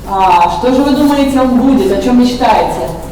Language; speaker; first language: Russian; native; Russian